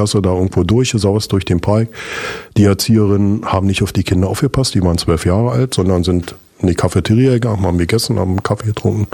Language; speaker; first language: German; native; German